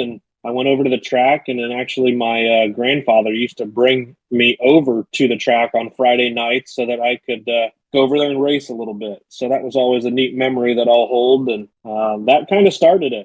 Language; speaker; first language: English; native; English